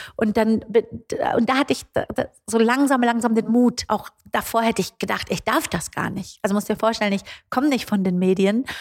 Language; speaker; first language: German; early bilingual, other home language; Persian